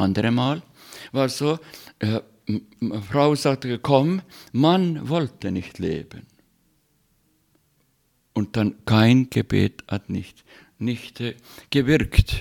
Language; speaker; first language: German; non-native, learner; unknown